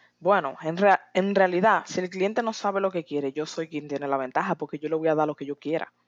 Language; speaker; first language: Spanish; native; Spanish